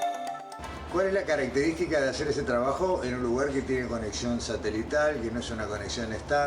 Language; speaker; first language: Spanish; native; Spanish